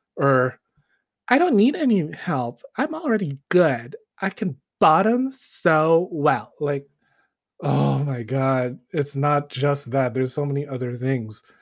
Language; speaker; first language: English; early bilingual, other home language; Filipino